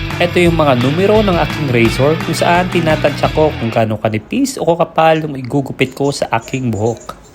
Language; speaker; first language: Filipino; non-native, local second language; Hiligaynon